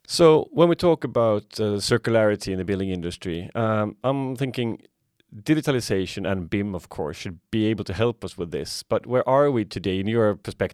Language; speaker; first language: English; non-native, fluent; Swedish